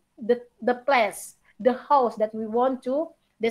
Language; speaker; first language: English; non-native, learner; Indonesian